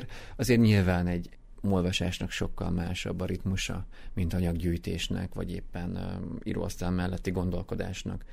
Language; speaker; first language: Hungarian; native; Hungarian